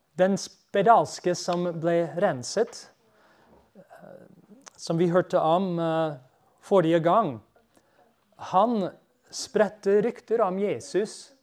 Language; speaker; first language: Norwegian; non-native, fluent; English